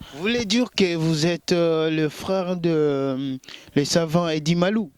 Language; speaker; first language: French; non-native, local second language; Lingala